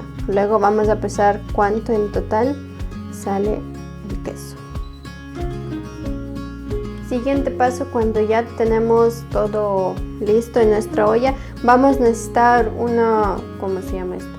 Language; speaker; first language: Spanish; non-native, fluent; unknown